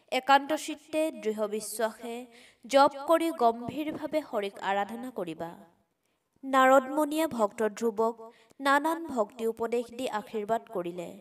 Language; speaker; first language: Assamese; native; Assamese